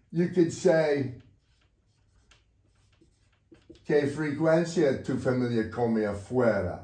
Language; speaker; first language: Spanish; non-native, learner; English